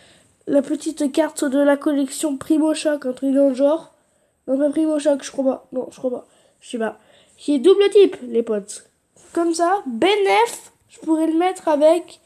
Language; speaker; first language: French; native; French